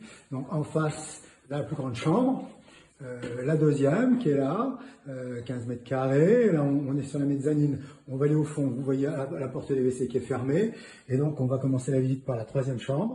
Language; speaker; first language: French; native; French